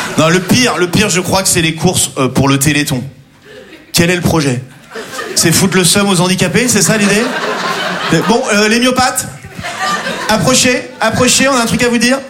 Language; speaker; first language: French; native; French